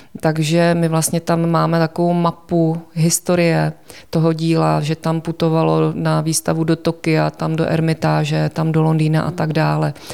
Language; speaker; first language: Czech; native; Czech